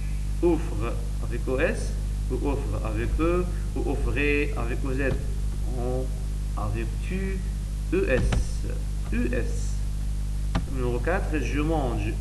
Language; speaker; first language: French; non-native, learner; Arabic